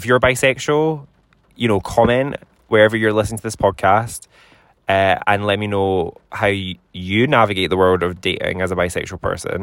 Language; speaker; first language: English; native; English